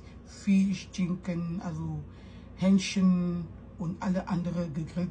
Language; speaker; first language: German; non-native, fluent; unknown